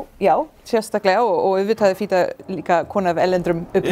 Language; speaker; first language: Icelandic; non-native, fluent; English